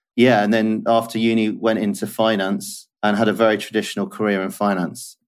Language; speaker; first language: English; native; English